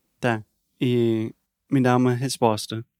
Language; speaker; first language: Portuguese; non-native, learner; English